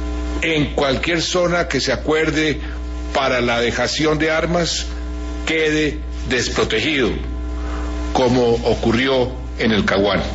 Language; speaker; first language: Spanish; native; Spanish